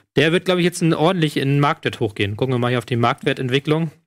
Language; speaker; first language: German; native; German